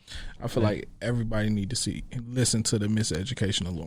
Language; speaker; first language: English; native; English